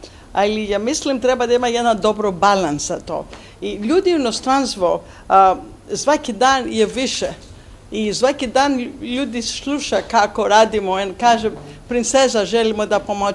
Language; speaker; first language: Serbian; non-native, learner; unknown